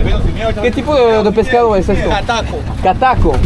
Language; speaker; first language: Spanish; non-native, learner; French